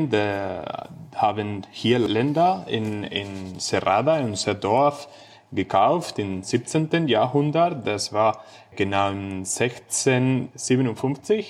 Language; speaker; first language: German; non-native, learner; Spanish